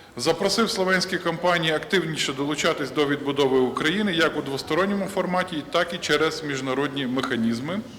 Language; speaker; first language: Ukrainian; native; Ukrainian